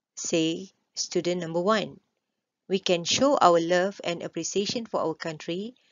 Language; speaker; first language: English; non-native, local second language; Malay